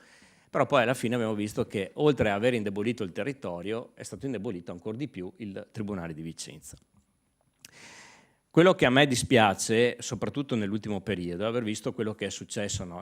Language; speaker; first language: Italian; native; Italian